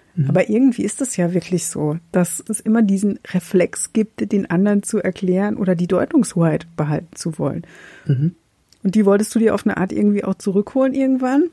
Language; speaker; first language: German; native; German